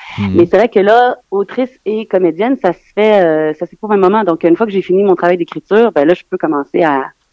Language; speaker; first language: French; native; French